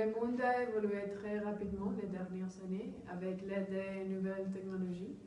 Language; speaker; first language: French; non-native, learner; Spanish